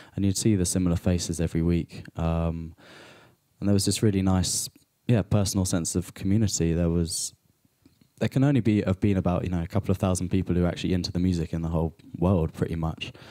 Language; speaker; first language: English; native; English